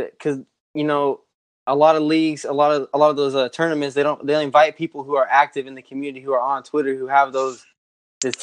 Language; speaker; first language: English; native; English